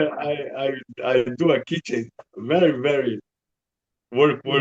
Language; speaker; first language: English; non-native, learner; Portuguese